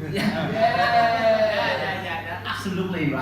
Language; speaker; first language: English; non-native, learner; Vietnamese